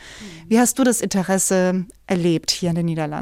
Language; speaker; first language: German; native; German